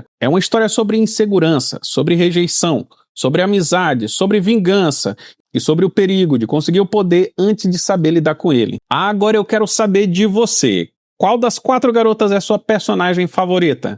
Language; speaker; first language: Portuguese; native; Portuguese